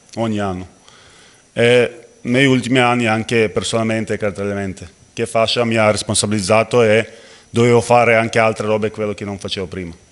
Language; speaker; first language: Italian; non-native, fluent; Slovenian